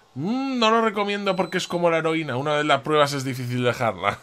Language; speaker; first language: Spanish; native; Spanish